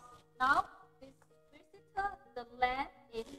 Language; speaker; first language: English; non-native, fluent; Chinese